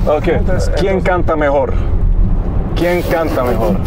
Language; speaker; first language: Spanish; non-native, learner; German